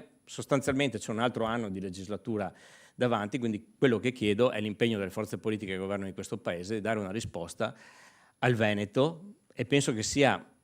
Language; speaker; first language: Italian; native; Italian